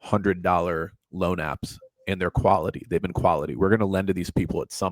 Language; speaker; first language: English; native; English